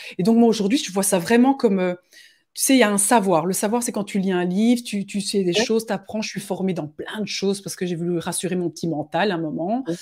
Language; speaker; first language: French; native; French